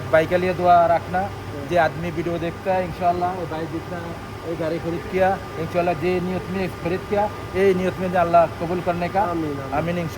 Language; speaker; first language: Hindi; non-native, learner; Bangla